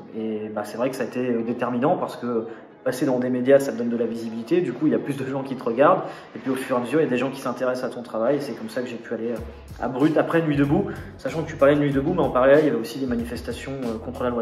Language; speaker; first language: French; native; French